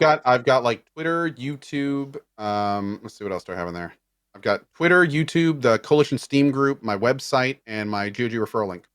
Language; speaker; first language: English; native; English